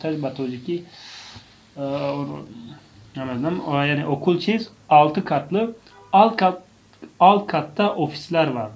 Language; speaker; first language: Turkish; non-native, fluent; Tajik